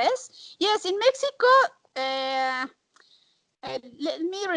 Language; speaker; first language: English; non-native, learner; Spanish